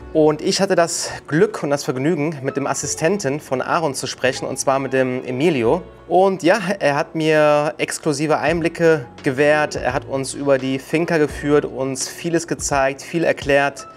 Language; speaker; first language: German; native; German